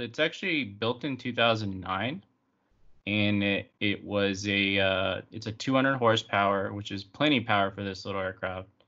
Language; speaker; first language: English; native; English